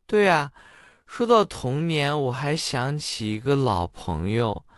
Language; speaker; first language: Chinese; non-native, fluent; English